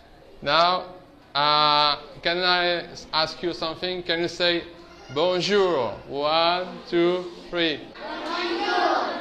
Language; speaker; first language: English; non-native, learner; French